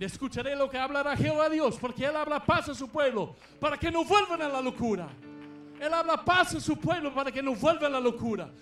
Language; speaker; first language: Spanish; non-native, fluent; English